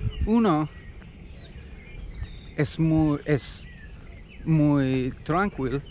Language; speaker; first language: Spanish; non-native, learner; English